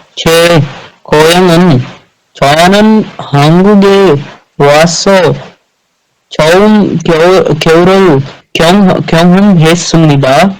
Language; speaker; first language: Korean; non-native, learner; Urdu